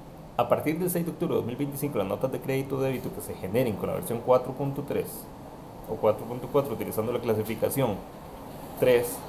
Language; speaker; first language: Spanish; native; Spanish